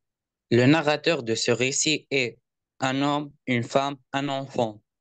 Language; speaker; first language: French; non-native, learner; Arabic